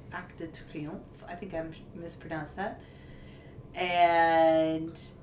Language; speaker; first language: English; native; English